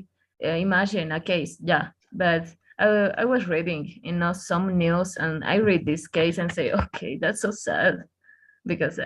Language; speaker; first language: English; non-native, learner; Spanish